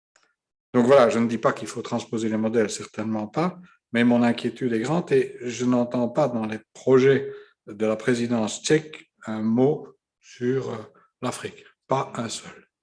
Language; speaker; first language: French; native; French